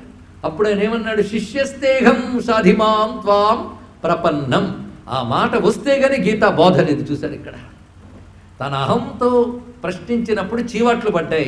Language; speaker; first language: Telugu; native; Telugu